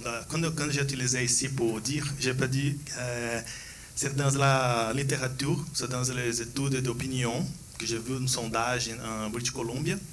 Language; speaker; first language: French; non-native, fluent; Portuguese